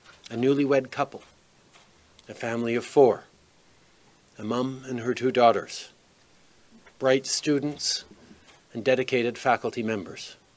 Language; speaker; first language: English; native; English